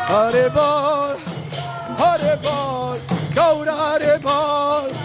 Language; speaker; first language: English; non-native, fluent; Czech